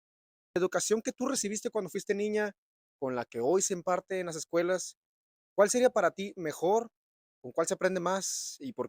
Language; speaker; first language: Spanish; native; Spanish